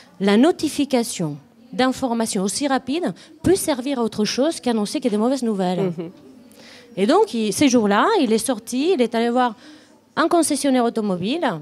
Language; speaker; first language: French; non-native, fluent; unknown